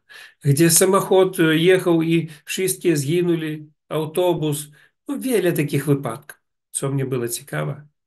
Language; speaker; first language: Polish; non-native, learner; Russian